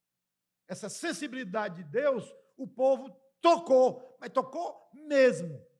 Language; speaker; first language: Portuguese; native; Portuguese